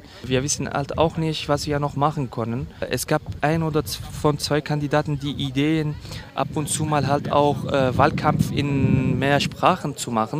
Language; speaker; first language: German; non-native, fluent; Kurdish